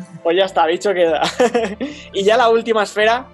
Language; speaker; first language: Spanish; native; Spanish